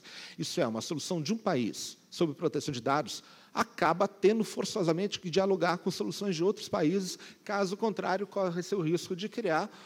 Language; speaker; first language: Portuguese; native; Portuguese